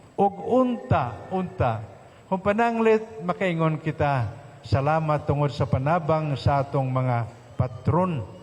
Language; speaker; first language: Cebuano; non-native, local second language; Hiligaynon